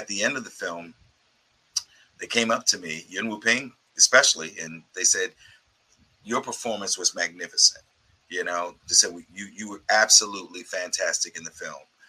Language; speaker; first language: English; native; English